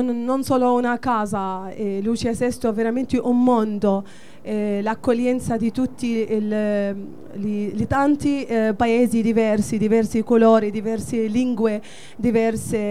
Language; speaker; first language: Italian; non-native, learner; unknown